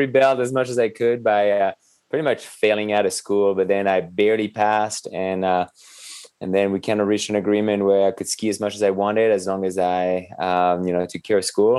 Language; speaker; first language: English; non-native, fluent; French